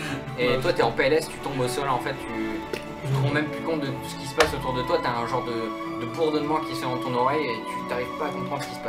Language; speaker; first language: French; native; French